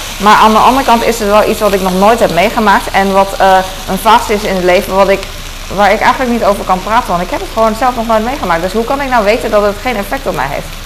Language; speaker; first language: Dutch; early bilingual, other home language; Cantonese